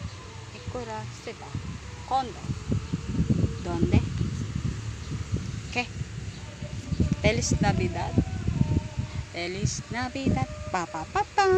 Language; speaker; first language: Spanish; non-native, learner; Filipino